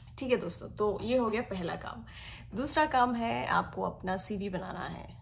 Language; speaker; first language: Hindi; non-native, local second language; Bangla